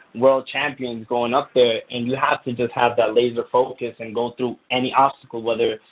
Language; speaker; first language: English; non-native, fluent; Spanish